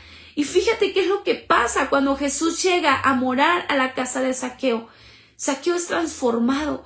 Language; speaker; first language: Spanish; native; Spanish